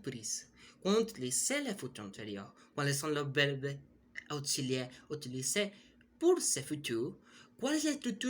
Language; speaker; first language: French; non-native, learner; Spanish